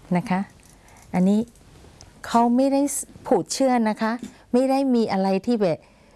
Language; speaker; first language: Thai; non-native, fluent; Burmese